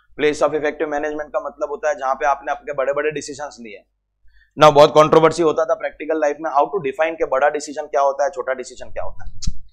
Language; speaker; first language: Hindi; native; Hindi